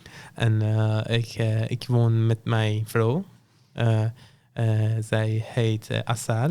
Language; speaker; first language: Dutch; non-native, learner; Persian